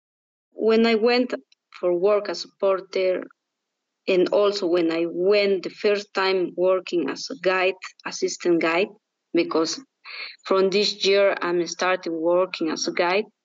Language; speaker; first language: English; non-native, learner; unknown